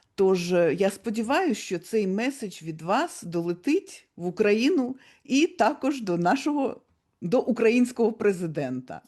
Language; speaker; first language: Ukrainian; native; Ukrainian